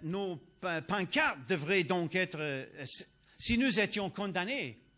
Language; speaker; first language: French; non-native, learner; English